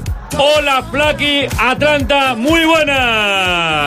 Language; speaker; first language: Spanish; native; Spanish